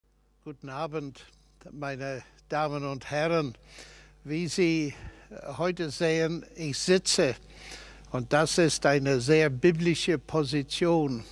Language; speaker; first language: German; non-native, fluent; English